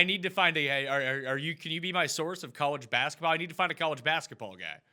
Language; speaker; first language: English; native; English